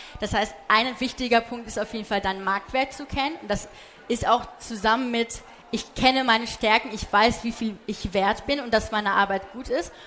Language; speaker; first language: German; early bilingual, other home language; Polish